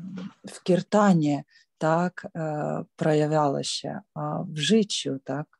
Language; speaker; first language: Polish; non-native, learner; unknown